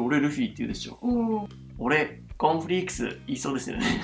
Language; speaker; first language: Japanese; native; Japanese